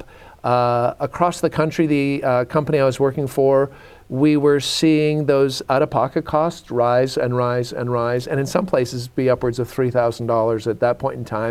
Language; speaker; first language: English; native; English